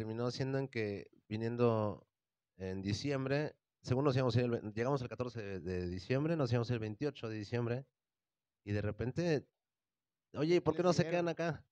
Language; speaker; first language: Spanish; native; Spanish